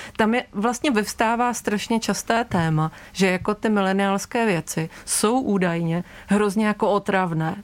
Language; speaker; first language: Czech; native; Czech